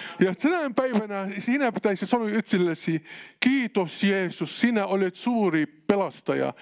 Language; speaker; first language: Finnish; non-native, learner; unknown